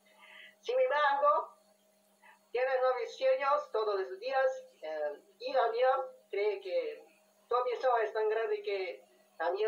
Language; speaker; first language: Spanish; non-native, learner; Portuguese